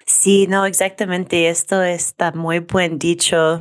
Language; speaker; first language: Spanish; non-native, learner; English